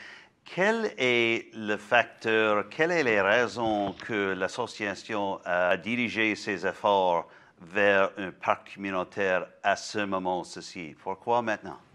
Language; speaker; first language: French; non-native, learner; English